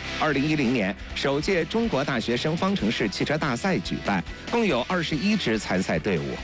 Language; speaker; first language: Chinese; native; Chinese